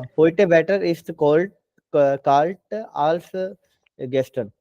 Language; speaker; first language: German; non-native, learner; Hindi